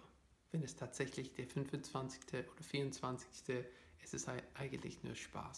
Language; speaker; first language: German; non-native, fluent; English